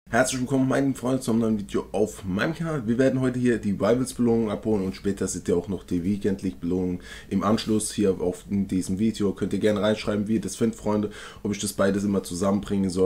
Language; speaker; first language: German; native; German